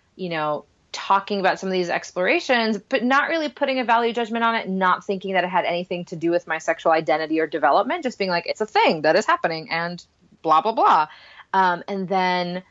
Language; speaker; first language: English; non-native, fluent; Spanish